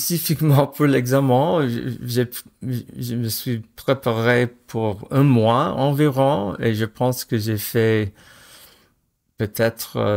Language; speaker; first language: French; non-native, fluent; English